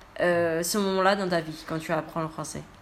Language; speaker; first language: French; non-native, learner; Indonesian